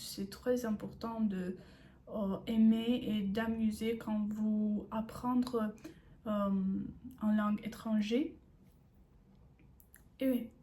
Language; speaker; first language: French; non-native, learner; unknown